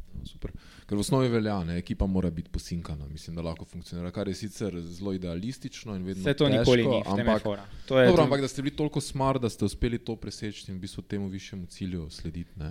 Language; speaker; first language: Slovenian; native; Slovenian